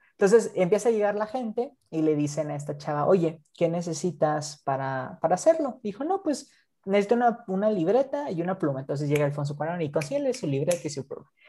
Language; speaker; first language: Spanish; native; Spanish